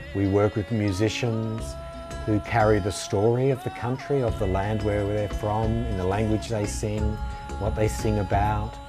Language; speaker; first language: English; native; English